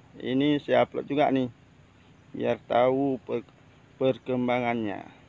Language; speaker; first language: Indonesian; non-native, local second language; Achinese